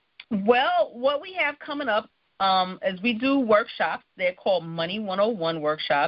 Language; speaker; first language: English; native; English